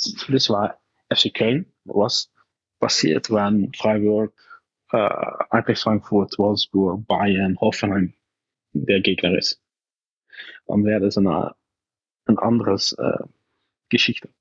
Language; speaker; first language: German; non-native, fluent; Dutch